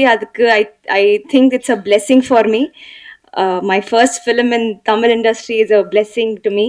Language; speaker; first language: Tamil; non-native, learner; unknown